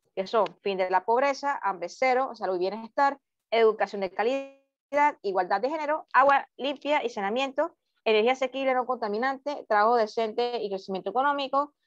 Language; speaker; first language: Spanish; native; Spanish